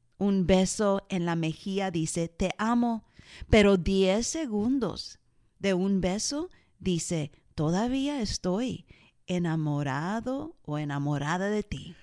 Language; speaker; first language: Spanish; early bilingual, heritage; Spanish